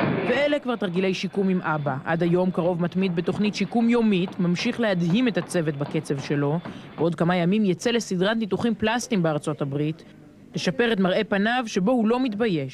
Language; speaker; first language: Hebrew; native; Hebrew